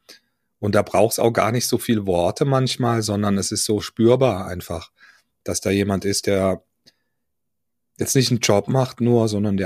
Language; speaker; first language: German; native; German